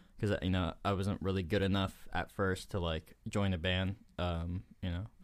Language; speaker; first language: English; early bilingual, other home language; Spanish